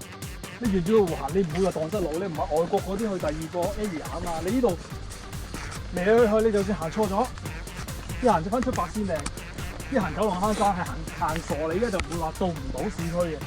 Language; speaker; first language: Cantonese; native; Cantonese